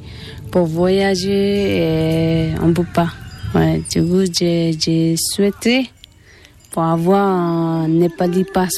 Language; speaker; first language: French; non-native, learner; Tibetan